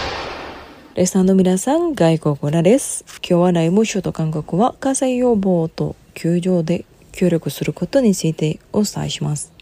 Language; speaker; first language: Japanese; non-native, fluent; Indonesian